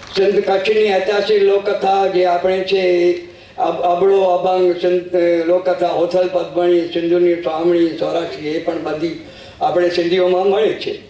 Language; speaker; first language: Gujarati; non-native, local second language; Sindhi